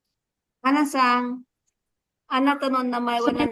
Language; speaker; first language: Japanese; non-native, fluent; Filipino